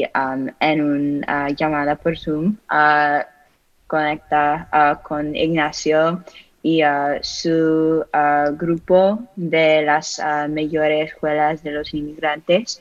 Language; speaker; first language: Spanish; non-native, learner; English